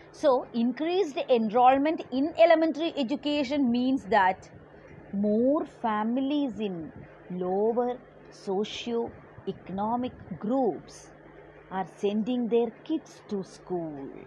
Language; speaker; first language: English; non-native, local second language; Malayalam